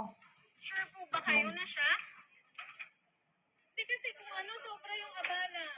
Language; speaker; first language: Filipino; native; Filipino